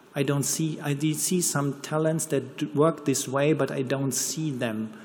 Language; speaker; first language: English; non-native, fluent; German